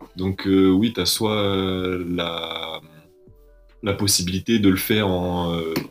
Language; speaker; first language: French; native; French